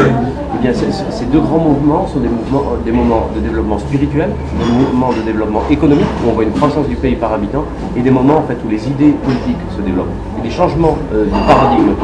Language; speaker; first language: French; native; French